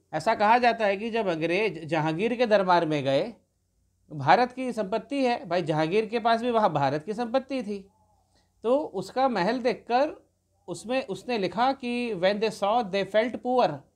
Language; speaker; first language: Hindi; native; Hindi